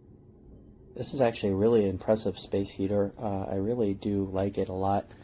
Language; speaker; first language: English; native; English